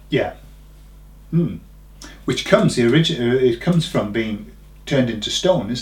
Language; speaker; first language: English; native; English